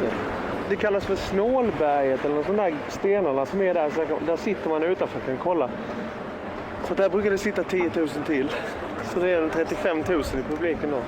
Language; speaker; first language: Swedish; native; Swedish